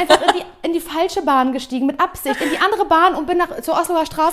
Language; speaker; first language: German; native; German